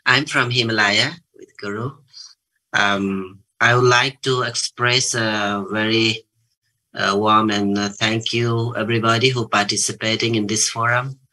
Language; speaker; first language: English; non-native, learner; Nepali